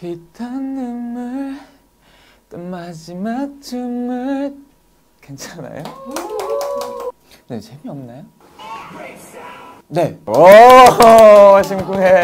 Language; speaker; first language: Korean; non-native, fluent; Japanese